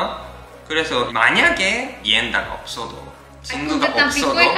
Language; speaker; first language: Korean; non-native, fluent; Japanese